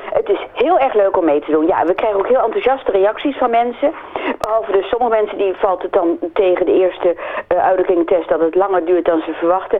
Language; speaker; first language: Dutch; native; Dutch